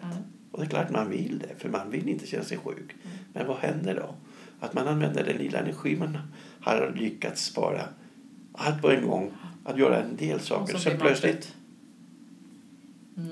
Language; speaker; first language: Swedish; non-native, fluent; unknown